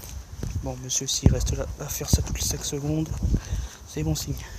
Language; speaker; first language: French; native; French